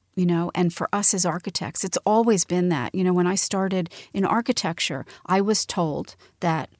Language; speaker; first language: English; native; English